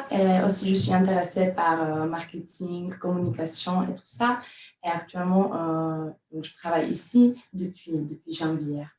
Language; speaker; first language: French; non-native, fluent; Czech